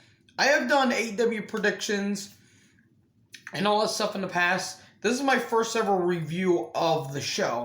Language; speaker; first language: English; native; English